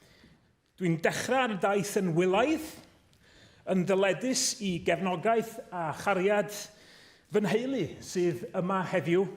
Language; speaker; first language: Welsh; native; Welsh